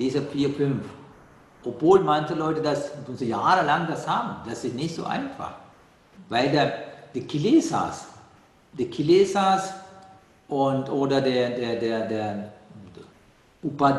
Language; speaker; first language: German; non-native, learner; Sinhala